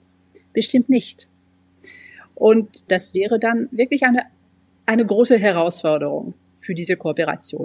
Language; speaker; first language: German; non-native, fluent; French